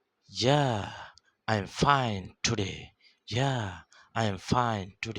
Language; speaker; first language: English; non-native, local second language; Urdu